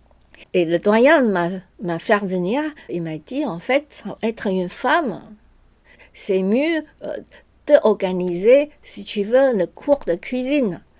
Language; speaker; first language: French; non-native, fluent; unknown